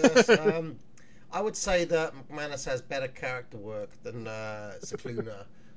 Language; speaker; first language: English; native; English